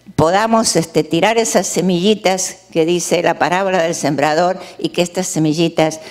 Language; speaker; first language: Spanish; native; Spanish